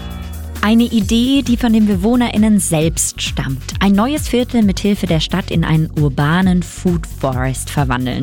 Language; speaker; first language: German; native; German